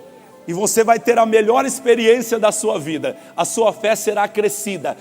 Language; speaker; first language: Portuguese; native; Portuguese